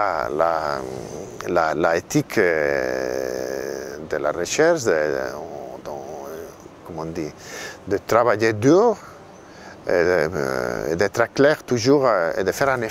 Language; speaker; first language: French; non-native, fluent; Catalan